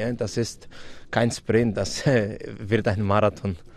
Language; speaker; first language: German; non-native, fluent; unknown